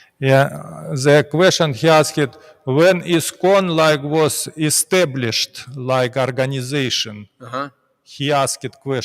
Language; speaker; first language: English; non-native, learner; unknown